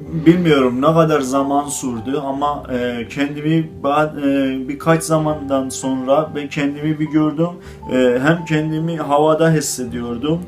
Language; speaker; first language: Turkish; non-native, learner; Azerbaijani